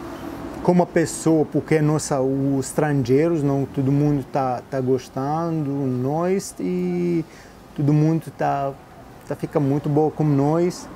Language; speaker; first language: Portuguese; non-native, learner; Arabic